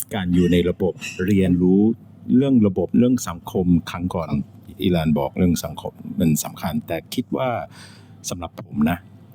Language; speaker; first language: Thai; non-native, fluent; English